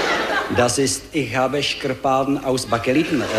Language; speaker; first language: German; non-native, learner; Czech